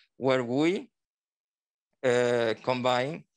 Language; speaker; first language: English; non-native, learner; Spanish